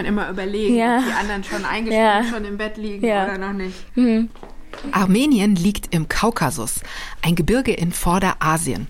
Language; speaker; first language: German; native; German